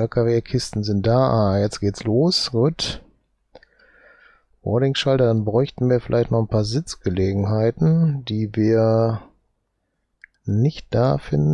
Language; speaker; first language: German; native; German